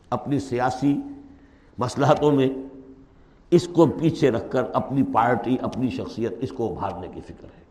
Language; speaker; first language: Urdu; native; Urdu